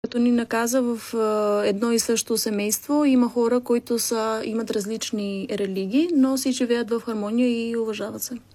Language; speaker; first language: Bulgarian; early bilingual, heritage; Albanian